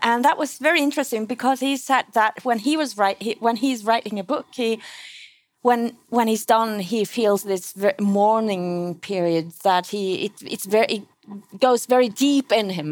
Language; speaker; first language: English; non-native, fluent; Norwegian